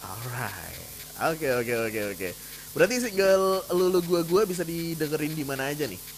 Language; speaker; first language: Indonesian; native; Indonesian